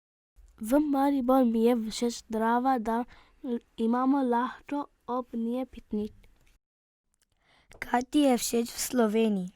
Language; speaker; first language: Slovenian; early bilingual, other home language; Arabic